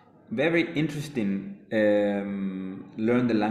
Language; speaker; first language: English; non-native, fluent; Spanish